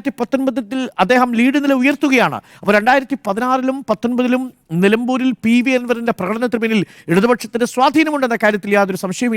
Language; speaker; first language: Malayalam; native; Malayalam